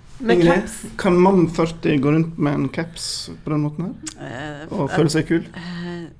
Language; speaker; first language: Norwegian; native; Norwegian